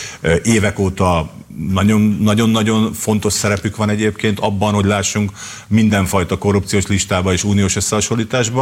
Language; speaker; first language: Hungarian; native; Hungarian